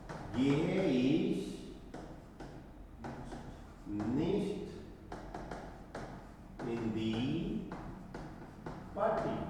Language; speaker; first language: German; non-native, fluent; Hindi